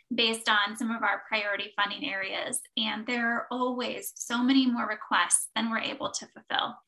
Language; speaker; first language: English; native; English